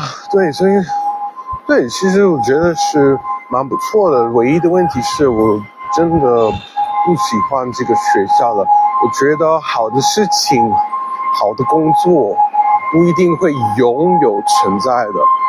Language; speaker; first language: Chinese; non-native, fluent; English